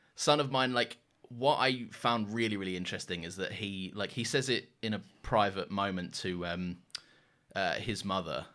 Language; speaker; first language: English; native; English